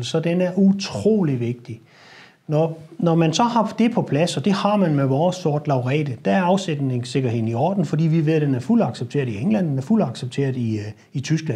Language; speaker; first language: Danish; native; Danish